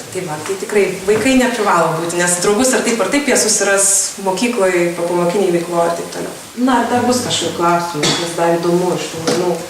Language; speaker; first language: Lithuanian; native; Lithuanian